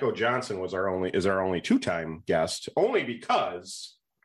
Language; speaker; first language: English; native; English